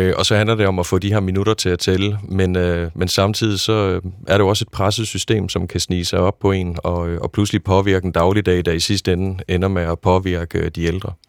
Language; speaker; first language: Danish; native; Danish